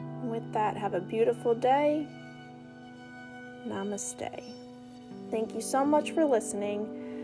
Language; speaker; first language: English; native; English